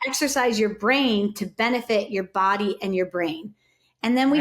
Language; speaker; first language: English; native; English